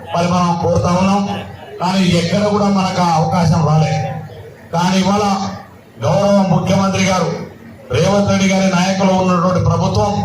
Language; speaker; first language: Telugu; non-native, local second language; Lambadi